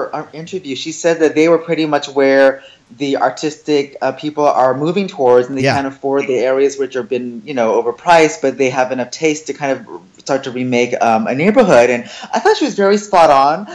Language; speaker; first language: English; early bilingual, other home language; Chinese